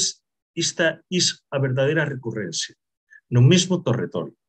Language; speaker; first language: Spanish; native; Spanish